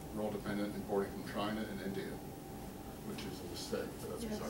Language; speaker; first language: English; native; English